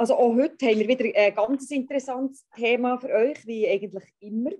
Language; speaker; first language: German; native; German